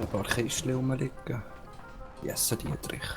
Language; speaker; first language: German; native; German